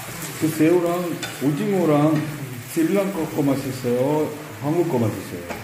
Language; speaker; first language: Korean; non-native, learner; Sinhala